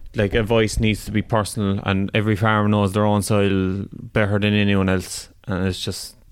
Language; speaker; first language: English; native; English